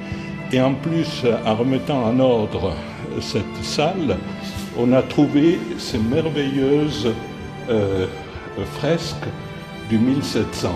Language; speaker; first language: French; non-native, fluent; Italian